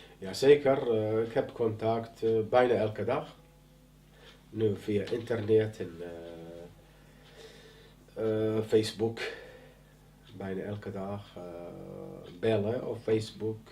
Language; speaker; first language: Dutch; non-native, learner; Arabic